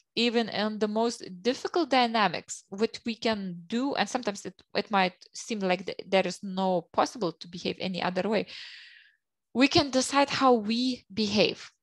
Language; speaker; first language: English; non-native, fluent; Lithuanian